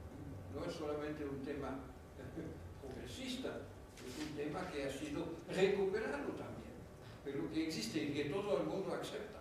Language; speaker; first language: Spanish; non-native, fluent; French